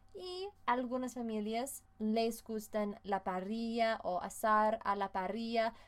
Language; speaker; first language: Spanish; non-native, fluent; English